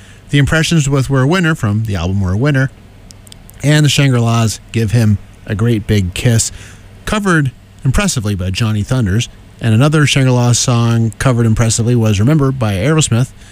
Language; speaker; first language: English; native; English